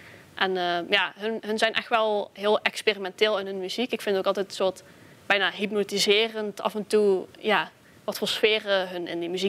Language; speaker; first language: Dutch; native; Dutch